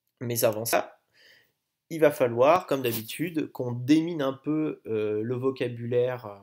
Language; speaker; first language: French; native; French